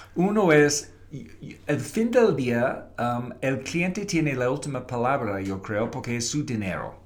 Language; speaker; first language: Spanish; non-native, fluent; English